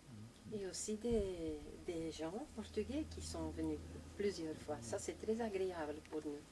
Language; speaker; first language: French; non-native, local second language; Dutch